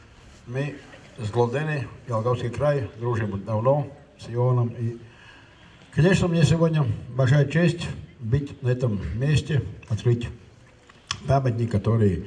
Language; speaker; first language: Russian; non-native, local second language; Latvian